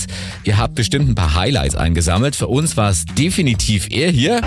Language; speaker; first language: German; native; German